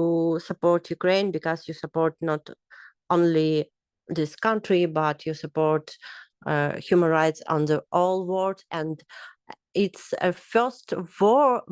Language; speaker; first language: English; non-native, learner; Ukrainian